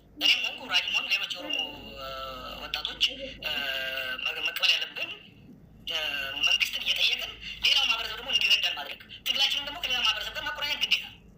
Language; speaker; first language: Amharic; non-native, local second language; Oromo